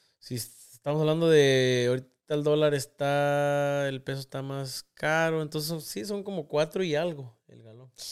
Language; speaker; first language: Spanish; native; Spanish